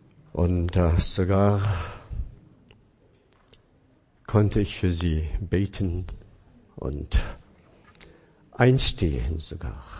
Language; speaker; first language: German; non-native, fluent; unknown